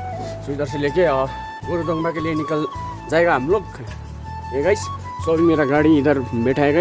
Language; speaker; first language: Hindi; non-native, local second language; Nepali